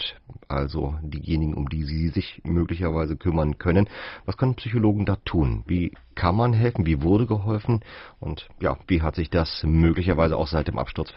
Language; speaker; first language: German; native; German